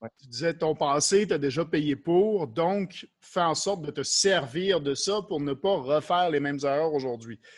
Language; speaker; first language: French; native; French